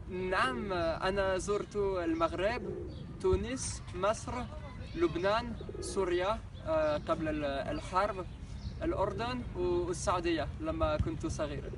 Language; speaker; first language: Arabic; non-native, fluent; French